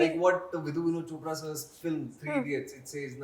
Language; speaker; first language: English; non-native, local second language; Hindi